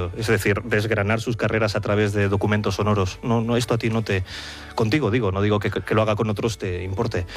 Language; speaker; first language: Spanish; native; Spanish